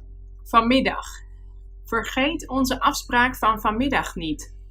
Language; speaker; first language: Dutch; non-native, fluent; Spanish